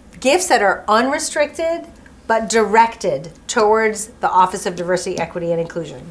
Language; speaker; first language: English; early bilingual, other home language; French